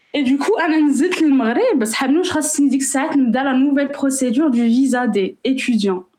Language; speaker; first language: French; non-native, local second language; Arabic